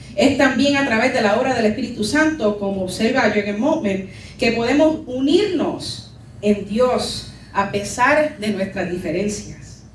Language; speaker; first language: Spanish; early bilingual, heritage; Spanish